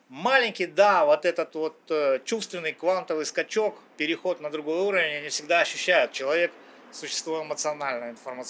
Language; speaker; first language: Russian; native; Russian